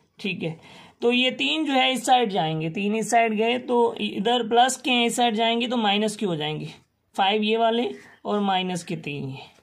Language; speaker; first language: Urdu; non-native, local second language; Sindhi